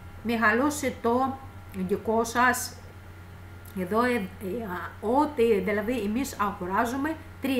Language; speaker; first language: Greek; non-native, fluent; Russian